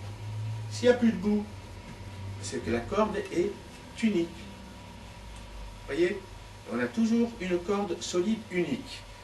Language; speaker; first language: French; native; French